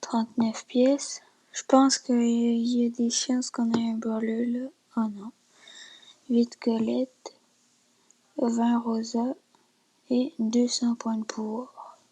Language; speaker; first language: French; native; French